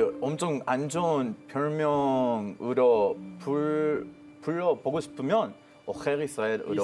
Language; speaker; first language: Korean; non-native, learner; Hebrew